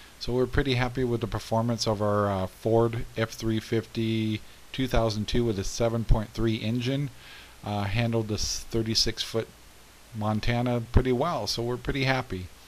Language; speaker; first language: English; native; English